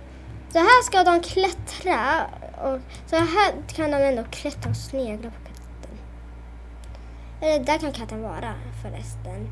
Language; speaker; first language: Swedish; native; Swedish